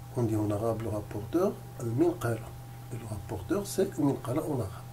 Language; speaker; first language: French; non-native, local second language; Arabic